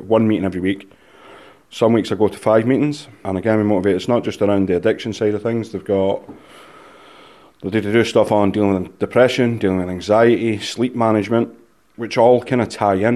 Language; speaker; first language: English; native; English